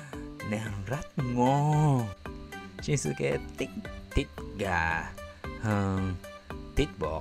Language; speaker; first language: Vietnamese; non-native, learner; Japanese